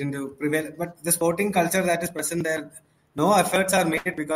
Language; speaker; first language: English; non-native, local second language; Malayalam